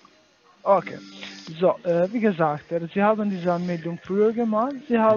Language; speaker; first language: German; non-native, learner; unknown